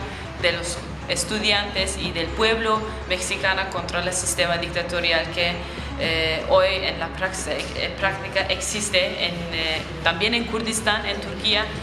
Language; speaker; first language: Spanish; non-native, fluent; Kurdish